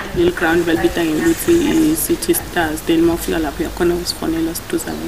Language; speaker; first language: Zulu; non-native, local second language; Swati